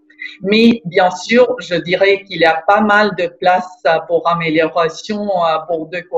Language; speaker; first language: French; non-native, fluent; Estonian